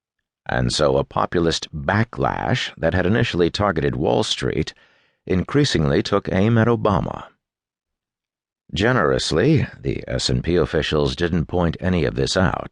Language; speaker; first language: English; native; English